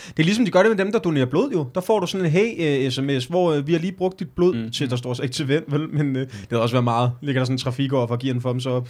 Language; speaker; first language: Danish; native; Danish